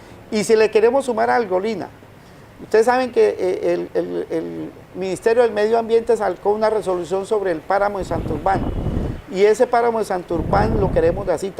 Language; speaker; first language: Spanish; native; Spanish